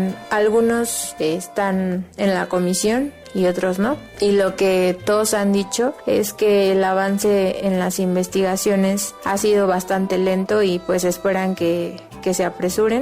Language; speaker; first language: Spanish; native; Spanish